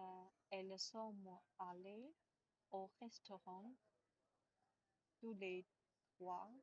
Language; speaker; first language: French; non-native, learner; Chinese